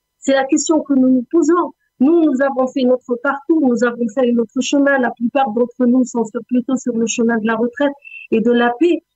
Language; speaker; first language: French; non-native, local second language; Arabic